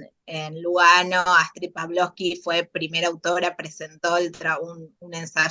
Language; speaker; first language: Spanish; native; Spanish